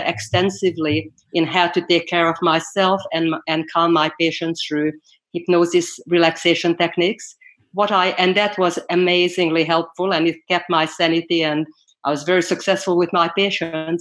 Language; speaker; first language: English; non-native, fluent; Hungarian